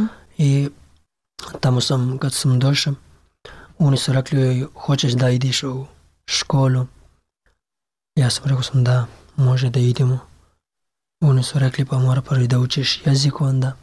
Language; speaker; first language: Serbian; non-native, learner; Pashto